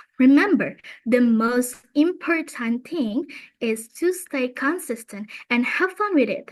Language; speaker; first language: English; non-native, learner; Indonesian